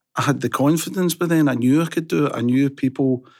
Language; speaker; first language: English; native; English